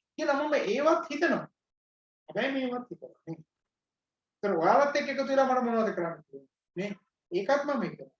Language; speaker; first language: Sinhala; native; Sinhala